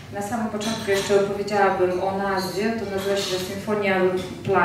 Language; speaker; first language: Polish; non-native, fluent; Georgian